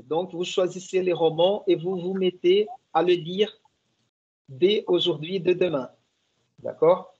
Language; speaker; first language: French; non-native, fluent; Portuguese